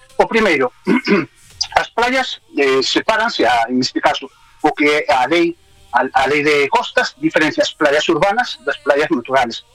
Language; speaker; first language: Galician; native; Galician